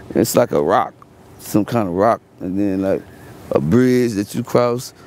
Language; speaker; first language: English; native; English